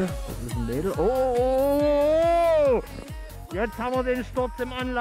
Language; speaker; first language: German; native; German